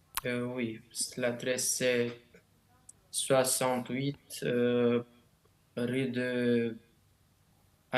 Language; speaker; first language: French; non-native, learner; Romanian